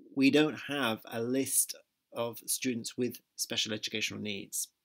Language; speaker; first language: English; native; English